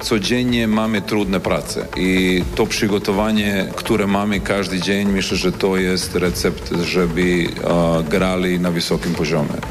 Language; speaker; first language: Polish; non-native, fluent; Serbian